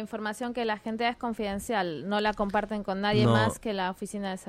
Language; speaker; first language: Spanish; native; Spanish